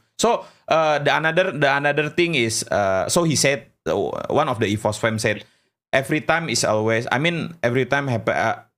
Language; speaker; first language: English; non-native, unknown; Indonesian